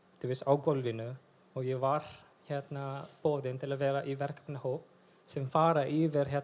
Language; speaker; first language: Icelandic; non-native, fluent; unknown